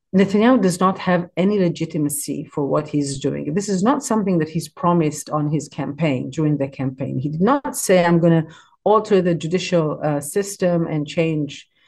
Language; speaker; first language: English; non-native, fluent; Hebrew